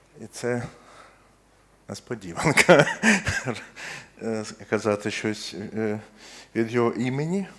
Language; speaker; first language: Ukrainian; non-native, local second language; Russian